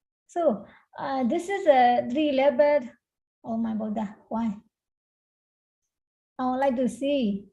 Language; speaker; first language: English; non-native, learner; Burmese